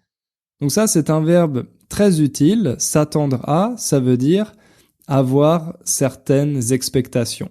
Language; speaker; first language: French; native; French